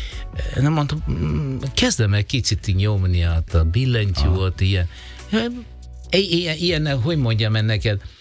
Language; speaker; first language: Hungarian; non-native, learner; Italian